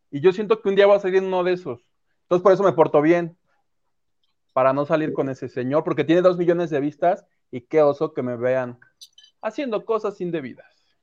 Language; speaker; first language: Spanish; native; Spanish